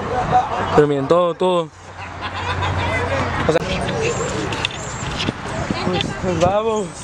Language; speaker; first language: Spanish; native; Spanish